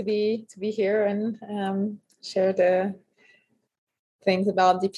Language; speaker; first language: English; non-native, fluent; French